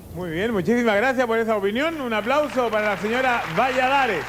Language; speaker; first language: Spanish; native; Spanish